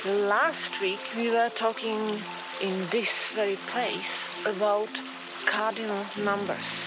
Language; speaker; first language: English; non-native, fluent; Czech